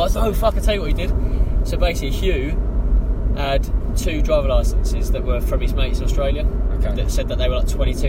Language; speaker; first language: English; native; English